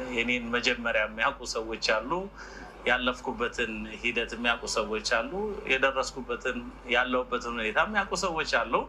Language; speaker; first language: Amharic; non-native, local second language; Oromo